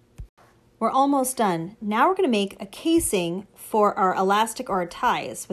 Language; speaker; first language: English; native; English